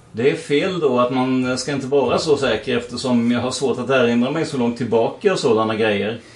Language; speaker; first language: Swedish; native; Swedish